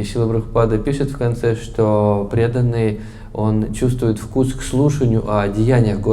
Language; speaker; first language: Russian; native; Russian